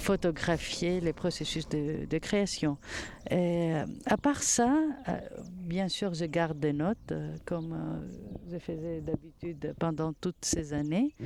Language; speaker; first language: French; non-native, fluent; Greek